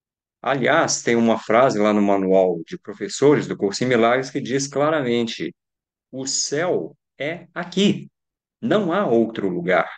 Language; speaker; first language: Portuguese; native; Portuguese